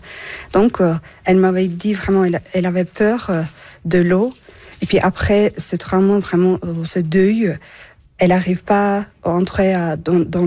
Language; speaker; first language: French; non-native, fluent; Turkish